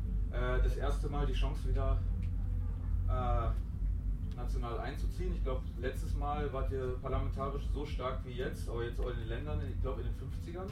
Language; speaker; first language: German; native; German